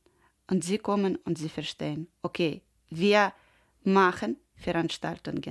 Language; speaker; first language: German; non-native, learner; Ukrainian